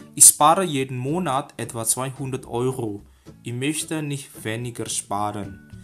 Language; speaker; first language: German; non-native, learner; Indonesian